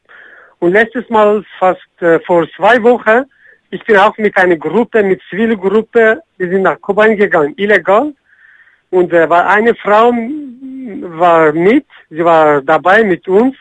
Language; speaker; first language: German; non-native, learner; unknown